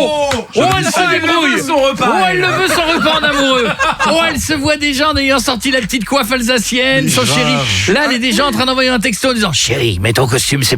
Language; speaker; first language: French; native; French